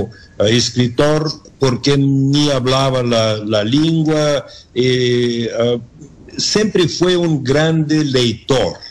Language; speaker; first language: Spanish; non-native, learner; Bulgarian